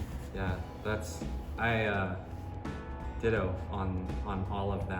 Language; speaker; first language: English; native; English